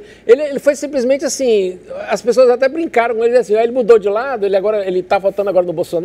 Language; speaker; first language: Portuguese; native; Portuguese